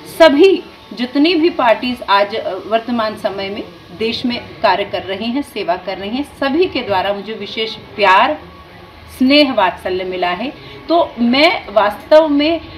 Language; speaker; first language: Hindi; native; Hindi